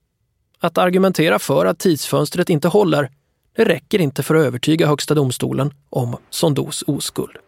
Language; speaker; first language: Swedish; native; Swedish